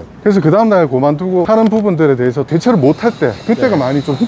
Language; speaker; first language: Korean; native; Korean